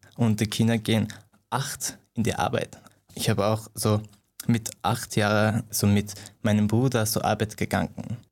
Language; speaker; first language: German; non-native, fluent; Persian